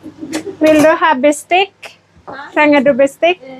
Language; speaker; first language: Norwegian; non-native, learner; Thai